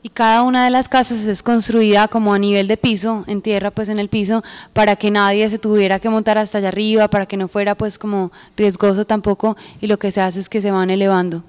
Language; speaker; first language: Spanish; native; Spanish